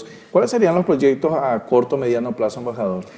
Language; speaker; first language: Spanish; native; Spanish